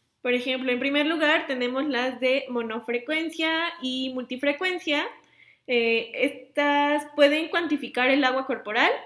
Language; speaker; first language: Spanish; native; Spanish